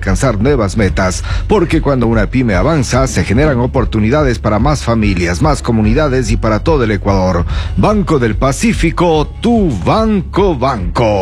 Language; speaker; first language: Spanish; native; Spanish